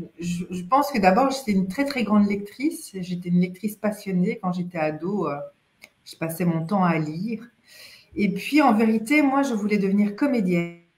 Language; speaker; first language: French; native; French